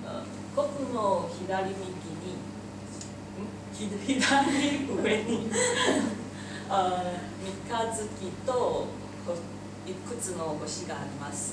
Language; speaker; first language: Japanese; non-native, learner; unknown